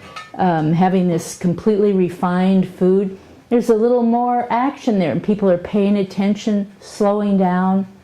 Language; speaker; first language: English; native; English